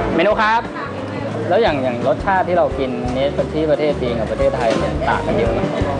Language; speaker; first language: Thai; native; Thai